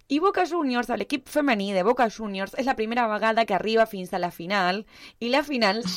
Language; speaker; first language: Catalan; early bilingual, heritage; Spanish